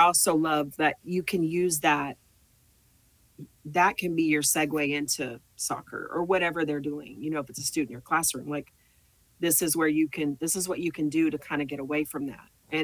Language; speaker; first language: English; native; English